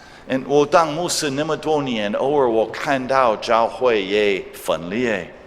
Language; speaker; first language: Chinese; non-native, fluent; English